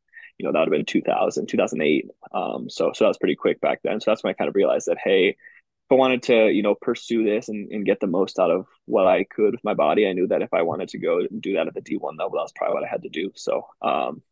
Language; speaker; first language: English; native; English